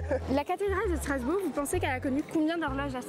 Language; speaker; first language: French; native; French